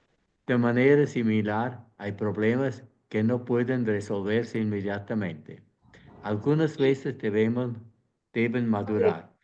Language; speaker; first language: Spanish; non-native, fluent; Swiss German